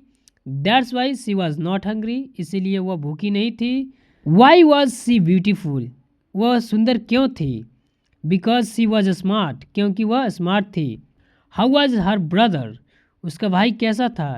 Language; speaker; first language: Hindi; native; Hindi